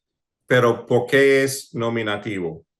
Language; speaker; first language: Spanish; non-native, fluent; English